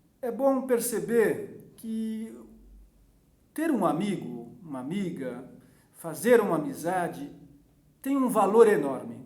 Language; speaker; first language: Portuguese; native; Portuguese